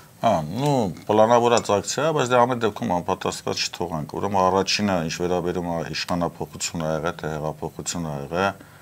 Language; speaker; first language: Armenian; native; Armenian